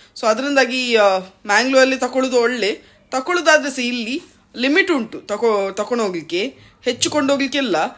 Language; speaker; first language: Kannada; native; Kannada